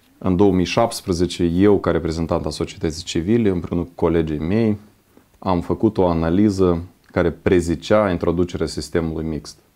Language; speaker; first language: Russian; non-native, local second language; Romanian